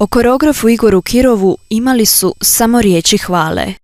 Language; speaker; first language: Croatian; native; Croatian